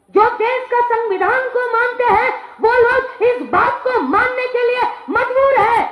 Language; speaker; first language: Hindi; non-native, local second language; Bangla